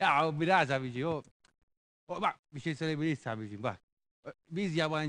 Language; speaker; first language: Turkish; non-native, learner; Italian